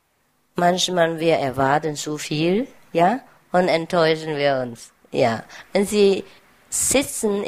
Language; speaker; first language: German; non-native, learner; Vietnamese